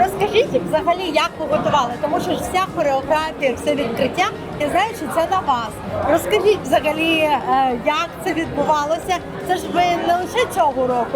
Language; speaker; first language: Ukrainian; native; Ukrainian